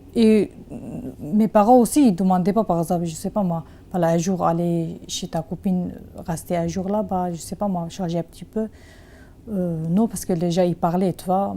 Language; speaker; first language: French; non-native, learner; Turkish